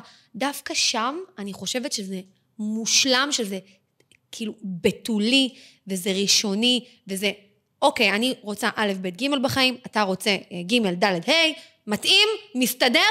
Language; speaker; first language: Hebrew; native; Hebrew